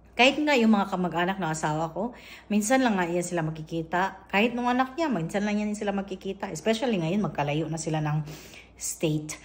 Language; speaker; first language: Filipino; native; Filipino